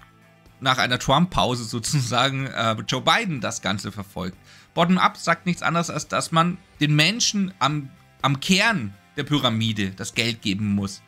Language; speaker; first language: German; native; German